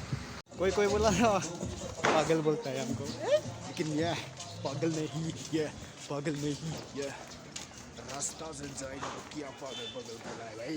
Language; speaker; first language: Hindi; non-native, local second language; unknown